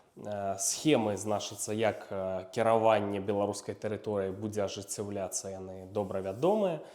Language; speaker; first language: Belarusian; non-native, local second language; Russian